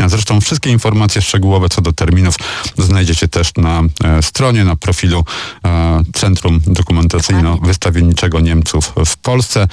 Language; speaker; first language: Polish; native; Polish